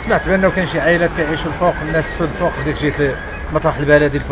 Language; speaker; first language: Arabic; native; Arabic